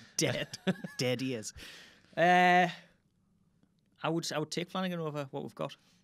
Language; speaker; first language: English; native; English